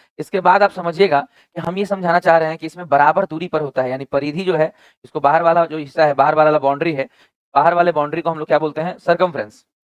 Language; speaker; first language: Hindi; native; Hindi